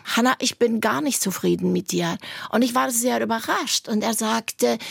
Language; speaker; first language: German; native; German